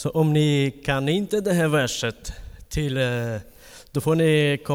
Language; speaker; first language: Swedish; non-native, fluent; Ukrainian